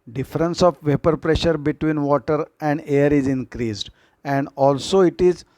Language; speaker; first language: English; non-native, local second language; Marathi